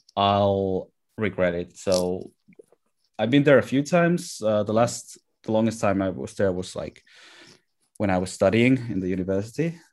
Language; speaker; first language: English; non-native, fluent; Finnish